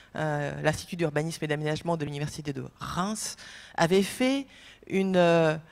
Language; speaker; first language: French; non-native, fluent; Polish